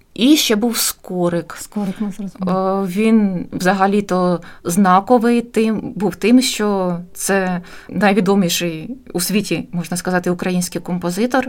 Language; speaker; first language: Ukrainian; native; Ukrainian